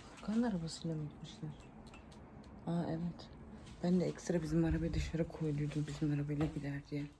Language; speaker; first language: Turkish; early bilingual, heritage; Turkish